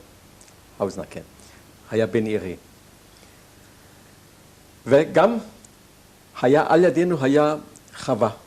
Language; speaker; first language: Hebrew; non-native, fluent; German